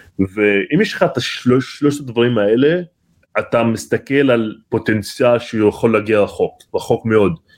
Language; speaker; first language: Hebrew; non-native, local second language; Arabic